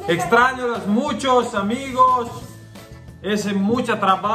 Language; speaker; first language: Spanish; non-native, learner; Croatian